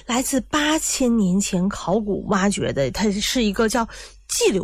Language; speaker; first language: Chinese; native; Chinese